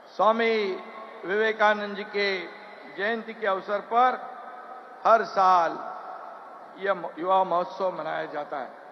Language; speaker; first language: Hindi; non-native, local second language; Marathi